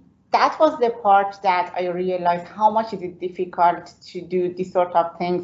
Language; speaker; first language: English; non-native, fluent; Persian